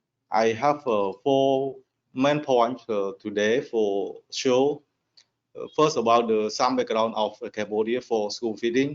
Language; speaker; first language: English; non-native, learner; Khmer